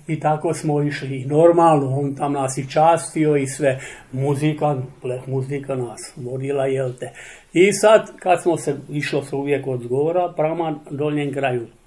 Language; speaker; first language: Serbian; non-native, local second language; Czech